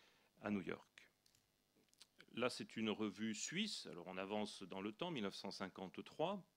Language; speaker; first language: French; native; French